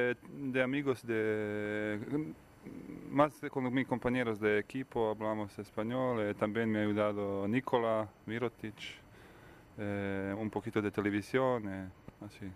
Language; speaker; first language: Spanish; non-native, learner; Bosnian